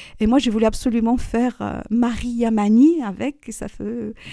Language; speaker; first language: French; non-native, local second language; Arabic